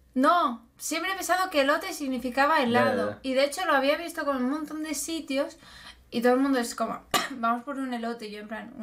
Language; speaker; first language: Spanish; native; Spanish